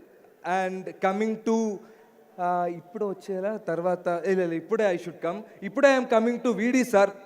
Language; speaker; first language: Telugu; non-native, learner; Malayalam